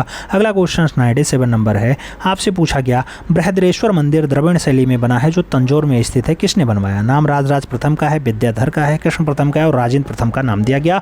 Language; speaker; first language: Hindi; native; Hindi